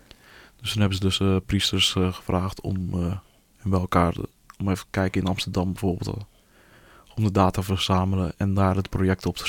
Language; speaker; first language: Dutch; early bilingual, other home language; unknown